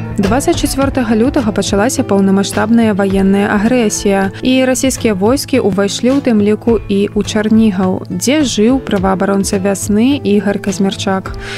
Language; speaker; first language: Belarusian; native; Belarusian